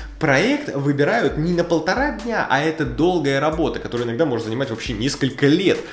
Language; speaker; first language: Russian; native; Russian